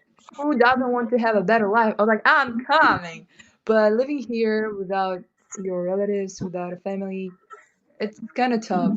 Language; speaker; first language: English; non-native, fluent; Kyrgyz